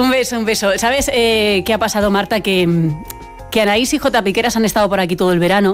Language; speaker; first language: Spanish; native; Spanish